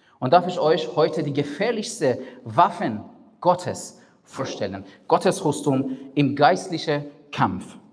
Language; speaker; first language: German; non-native, fluent; Persian